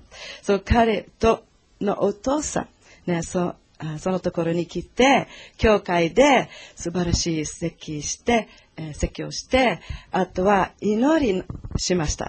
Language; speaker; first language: Japanese; non-native, learner; Portuguese